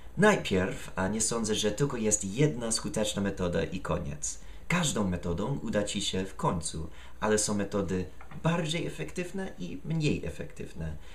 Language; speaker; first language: Polish; non-native, fluent; English